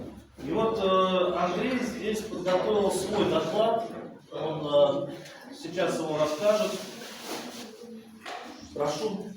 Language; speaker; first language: Russian; native; Russian